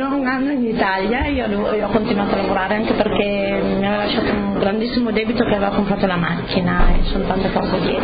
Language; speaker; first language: Italian; native; Italian